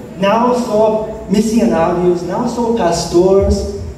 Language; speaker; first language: Portuguese; non-native, learner; English